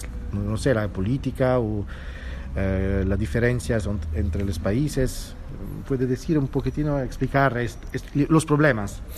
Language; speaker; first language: Spanish; non-native, fluent; Italian